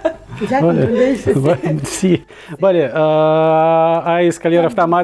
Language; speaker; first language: Spanish; non-native, learner; Russian